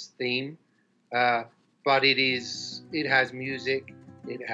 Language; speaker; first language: English; native; English